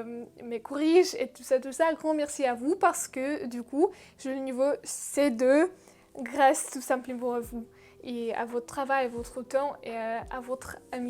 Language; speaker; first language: French; non-native, fluent; Russian